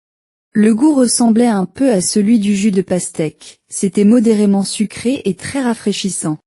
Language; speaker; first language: French; non-native, learner; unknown